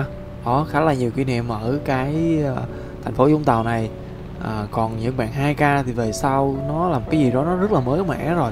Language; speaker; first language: Vietnamese; native; Vietnamese